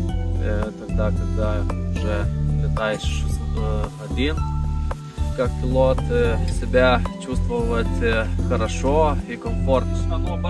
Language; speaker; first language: Russian; non-native, fluent; Lithuanian